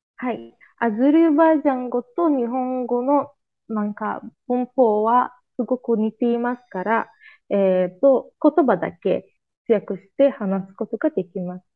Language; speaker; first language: Japanese; non-native, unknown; Azerbaijani